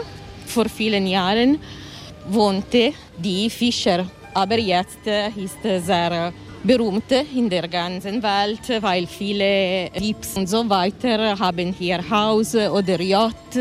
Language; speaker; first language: German; non-native, learner; Italian